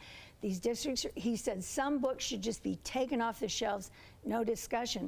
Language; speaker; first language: English; native; English